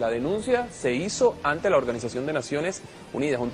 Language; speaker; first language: Spanish; native; Spanish